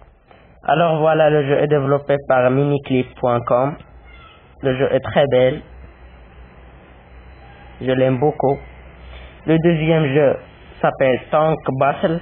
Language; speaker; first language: French; non-native, learner; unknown